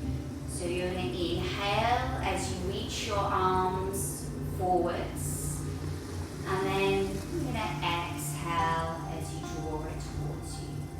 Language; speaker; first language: English; native; English